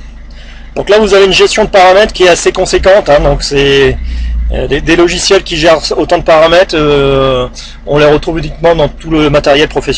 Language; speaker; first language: French; native; French